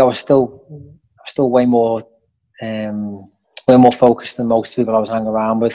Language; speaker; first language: English; native; English